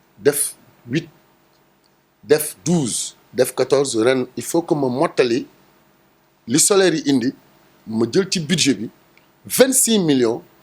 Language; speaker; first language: Wolof; native; Wolof